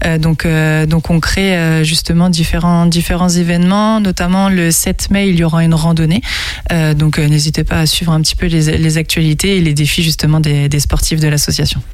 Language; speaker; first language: French; native; French